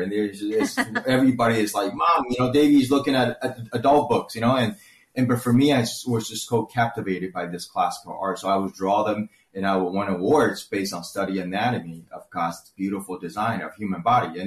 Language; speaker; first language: English; early bilingual, other home language; Chinese